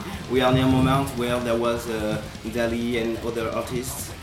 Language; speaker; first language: English; non-native, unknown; French